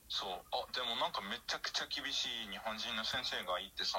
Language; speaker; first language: Japanese; non-native, fluent; Arabic